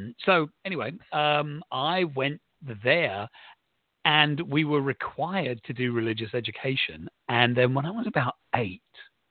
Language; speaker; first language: English; native; English